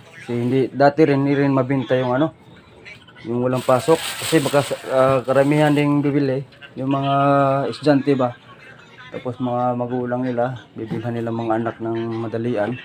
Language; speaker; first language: Filipino; native; Filipino